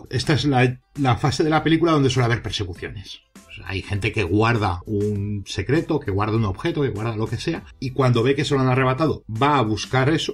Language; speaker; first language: Spanish; native; Spanish